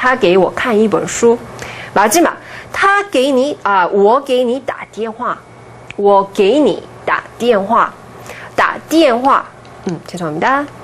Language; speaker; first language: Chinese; non-native, fluent; Korean